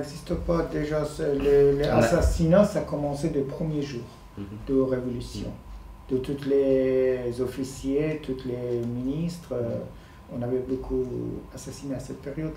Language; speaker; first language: French; non-native, fluent; Persian